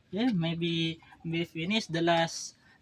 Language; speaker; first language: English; non-native, learner; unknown